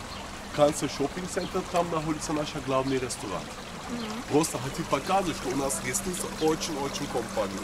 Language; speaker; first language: Russian; non-native, learner; Turkish